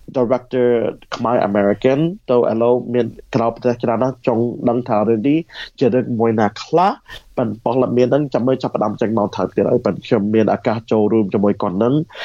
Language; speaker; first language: Khmer; early bilingual, heritage; Khmer